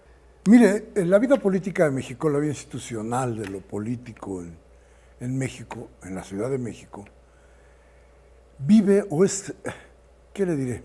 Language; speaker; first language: Spanish; native; Spanish